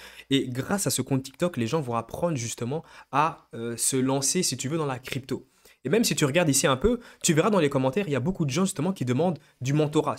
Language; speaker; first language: French; native; French